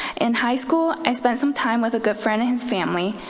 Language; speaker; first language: English; early bilingual, other home language; Chinese